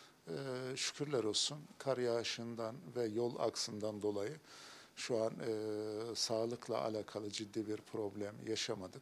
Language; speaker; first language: Turkish; native; Turkish